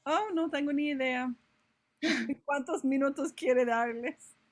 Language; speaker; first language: Spanish; non-native, fluent; English